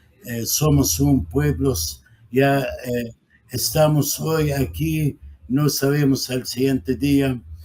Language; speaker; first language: Spanish; non-native, fluent; Arabic